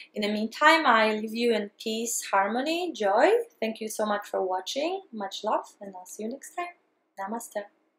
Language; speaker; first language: English; non-native, fluent; Polish